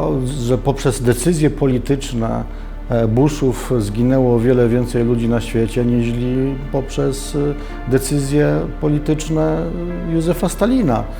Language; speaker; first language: Polish; native; Polish